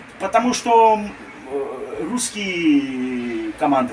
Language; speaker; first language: Russian; early bilingual, heritage; Russian